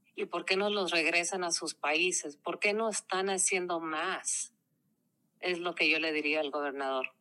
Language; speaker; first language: Spanish; early bilingual, heritage; Spanish